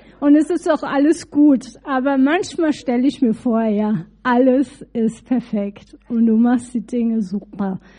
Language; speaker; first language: German; native; German